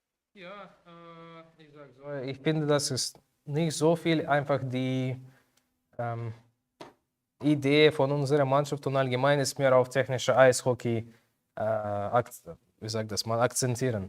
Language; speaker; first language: German; non-native, learner; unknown